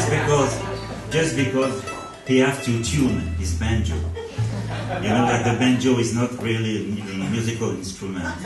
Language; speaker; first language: English; non-native, learner; French